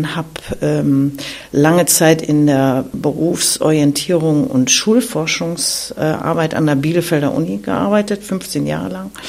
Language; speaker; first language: German; native; German